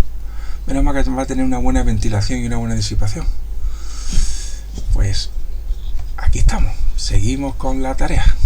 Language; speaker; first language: Spanish; native; Spanish